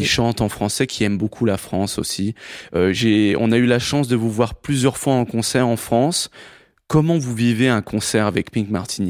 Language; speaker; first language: French; native; French